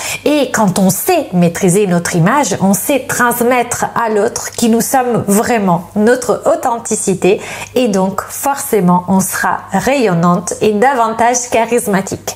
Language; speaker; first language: French; non-native, fluent; Italian